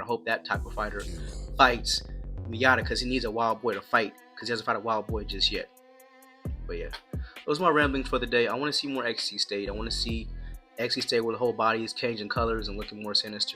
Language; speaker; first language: English; native; English